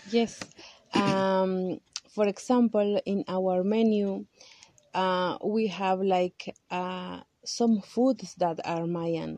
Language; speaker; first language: English; non-native, learner; Kaqchikel